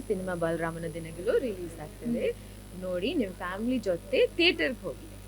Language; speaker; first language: Kannada; non-native, learner; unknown